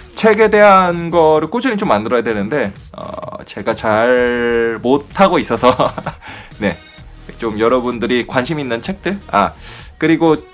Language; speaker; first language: Korean; native; Korean